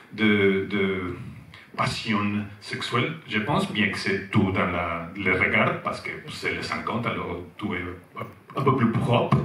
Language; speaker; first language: French; non-native, fluent; Spanish